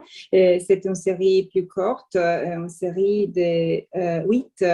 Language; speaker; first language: French; non-native, fluent; Italian